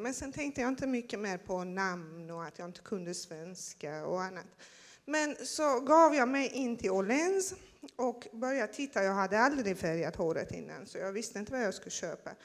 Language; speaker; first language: Swedish; non-native, fluent; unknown